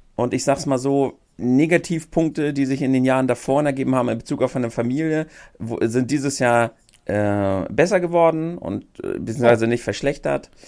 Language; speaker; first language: German; native; German